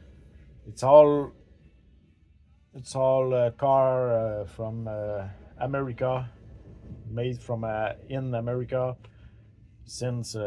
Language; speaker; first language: English; non-native, learner; French